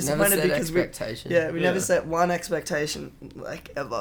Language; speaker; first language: English; native; English